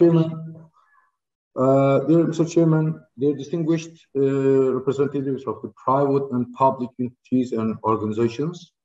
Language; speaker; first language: English; non-native, fluent; Turkish